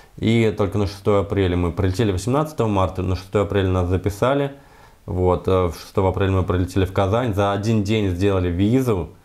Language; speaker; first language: Russian; native; Russian